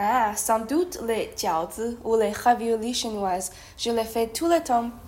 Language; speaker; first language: French; non-native, fluent; Chinese